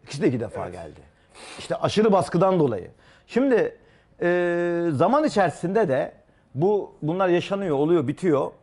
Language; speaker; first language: Turkish; native; Turkish